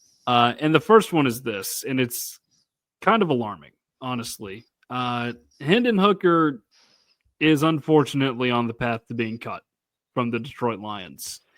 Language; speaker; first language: English; native; English